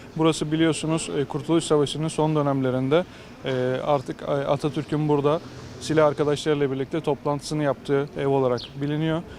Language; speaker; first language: Turkish; native; Turkish